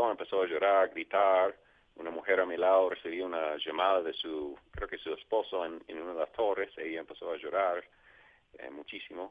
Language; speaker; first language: Spanish; non-native, fluent; English